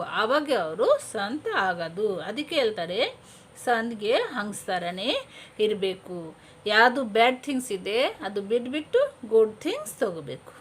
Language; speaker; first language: Kannada; non-native, local second language; Hindi